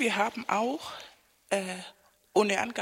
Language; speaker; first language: German; non-native, fluent; Spanish